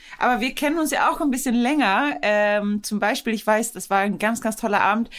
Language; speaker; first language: German; non-native, fluent; Swedish